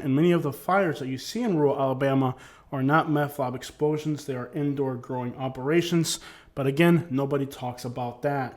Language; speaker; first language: English; native; English